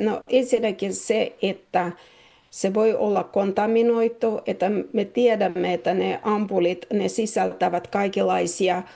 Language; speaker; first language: Finnish; non-native, fluent; Russian